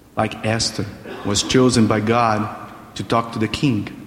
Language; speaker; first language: English; non-native, fluent; Portuguese